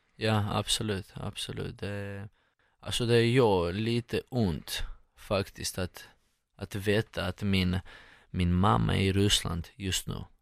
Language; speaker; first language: Swedish; non-native, fluent; Russian